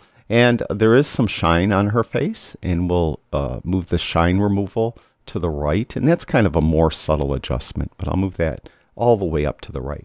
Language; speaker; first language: English; native; English